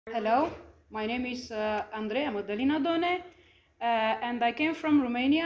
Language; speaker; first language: English; non-native, learner; Romanian